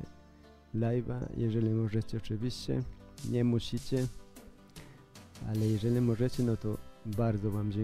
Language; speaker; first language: Polish; non-native, learner; Spanish